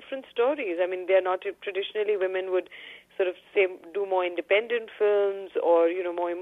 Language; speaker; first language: English; non-native, local second language; Hindi